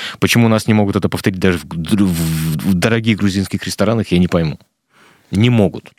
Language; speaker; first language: Russian; native; Russian